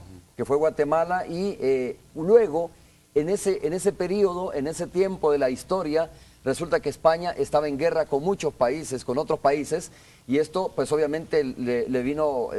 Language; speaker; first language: Spanish; native; Spanish